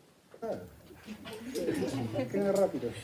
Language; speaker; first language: Galician; non-native, fluent; Japanese